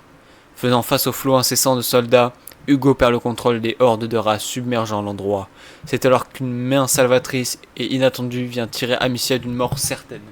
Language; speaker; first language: French; native; French